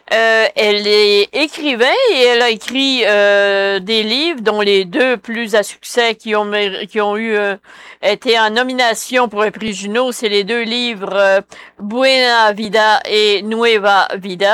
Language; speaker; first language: French; native; French